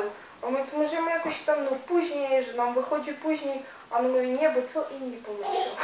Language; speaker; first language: Polish; non-native, fluent; Ukrainian